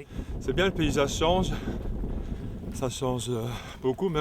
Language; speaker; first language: French; non-native, local second language; Dutch